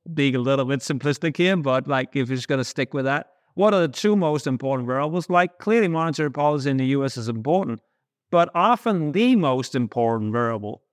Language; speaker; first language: English; non-native, fluent; Danish